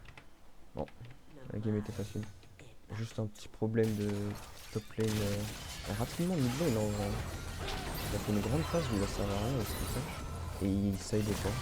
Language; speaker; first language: French; native; French